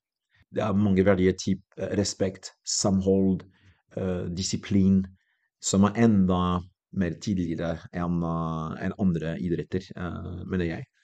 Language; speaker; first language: Norwegian; non-native, fluent; French